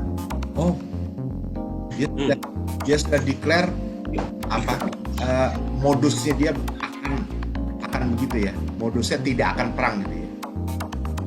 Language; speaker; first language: Indonesian; native; Indonesian